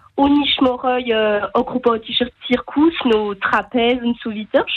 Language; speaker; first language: German; non-native, local second language; French